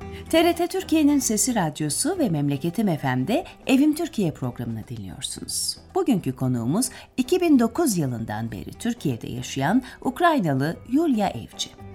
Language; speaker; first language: Turkish; native; Turkish